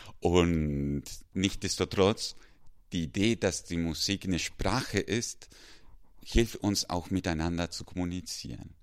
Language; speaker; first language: German; non-native, fluent; Spanish